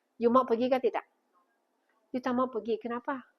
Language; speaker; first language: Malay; non-native, local second language; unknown